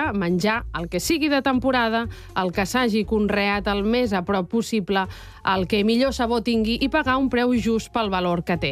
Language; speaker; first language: Catalan; native; Catalan